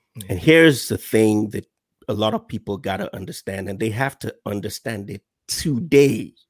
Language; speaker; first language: English; non-native, local second language; Yoruba